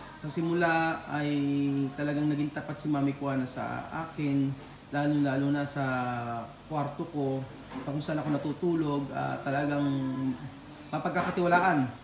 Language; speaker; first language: Filipino; native; Filipino